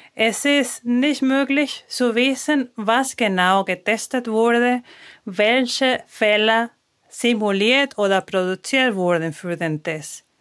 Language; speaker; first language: German; non-native, fluent; Spanish